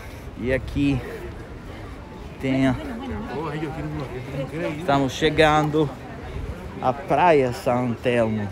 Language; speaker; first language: Portuguese; non-native, fluent; Italian